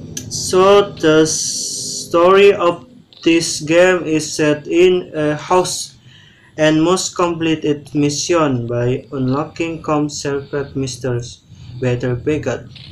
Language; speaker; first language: English; non-native, learner; Indonesian